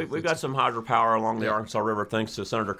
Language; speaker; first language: English; native; English